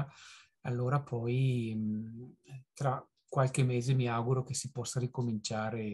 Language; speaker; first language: Italian; native; Italian